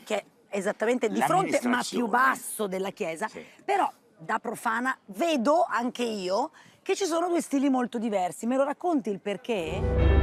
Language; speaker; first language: Italian; native; Italian